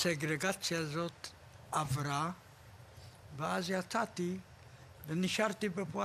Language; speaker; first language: Hebrew; non-native, fluent; Polish